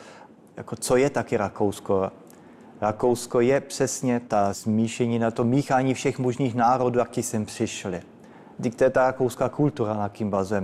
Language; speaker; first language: Czech; early bilingual, heritage; Czech